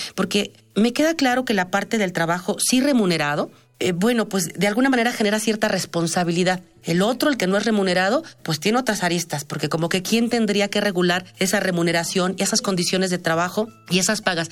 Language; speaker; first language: Spanish; native; Spanish